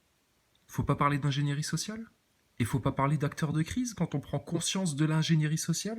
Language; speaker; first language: French; native; French